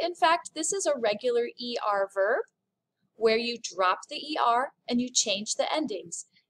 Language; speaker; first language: English; native; English